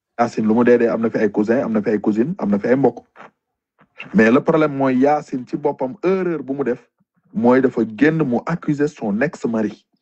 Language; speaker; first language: Wolof; non-native, local second language; Fula